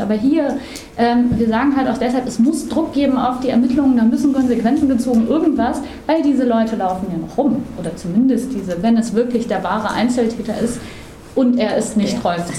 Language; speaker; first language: German; native; German